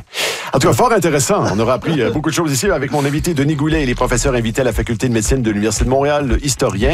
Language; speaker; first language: French; native; French